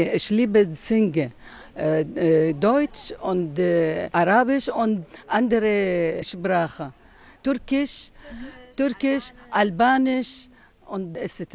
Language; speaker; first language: German; non-native, learner; Arabic